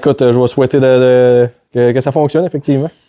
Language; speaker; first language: French; native; French